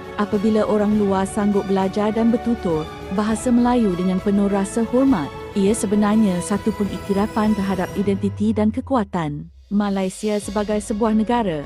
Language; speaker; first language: Malay; native; Malay